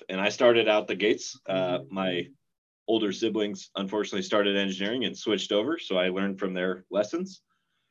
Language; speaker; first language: English; native; English